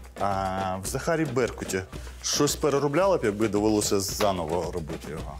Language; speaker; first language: Ukrainian; non-native, local second language; Crimean Tatar